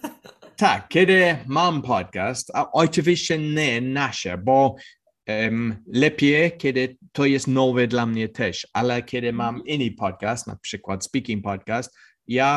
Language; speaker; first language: Polish; non-native, learner; English